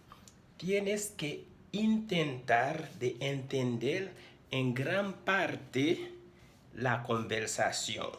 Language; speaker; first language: Spanish; non-native, fluent; Haitian Creole